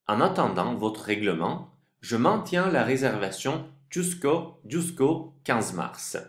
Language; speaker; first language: French; non-native, fluent; Turkish